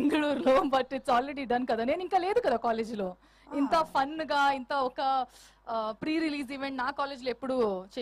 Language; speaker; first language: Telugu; non-native, learner; Kannada